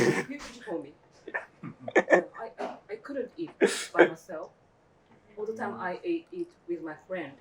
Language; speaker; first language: English; non-native, learner; Japanese